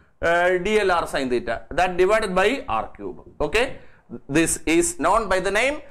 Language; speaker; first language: English; non-native, local second language; Malayalam